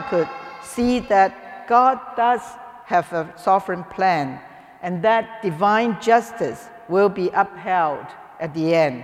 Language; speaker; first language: English; non-native, local second language; Cantonese